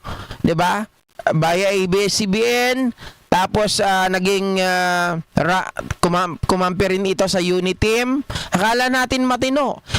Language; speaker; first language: Filipino; native; Filipino